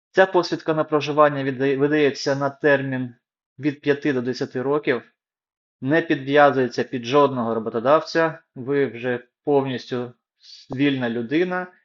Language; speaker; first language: Ukrainian; native; Ukrainian